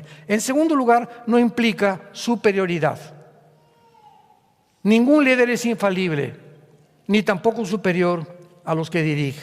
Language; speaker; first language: Spanish; native; Spanish